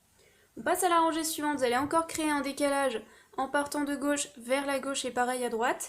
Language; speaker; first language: French; native; French